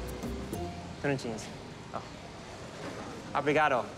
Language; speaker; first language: Portuguese; non-native, learner; English